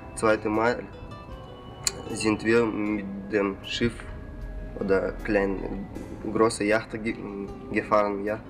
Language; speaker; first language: German; non-native, learner; Russian